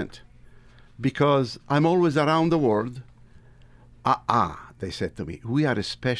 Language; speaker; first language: English; non-native, fluent; Italian